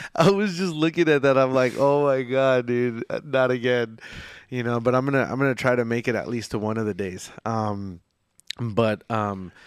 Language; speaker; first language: English; early bilingual, other home language; Spanish